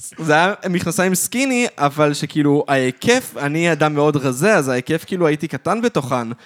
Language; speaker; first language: Hebrew; native; Hebrew